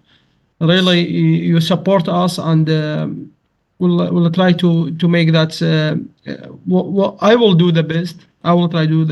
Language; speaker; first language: English; non-native, learner; Arabic